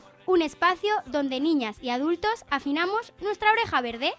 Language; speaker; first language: Spanish; native; Spanish